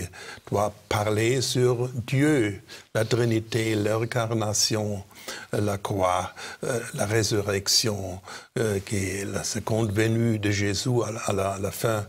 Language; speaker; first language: French; non-native, fluent; German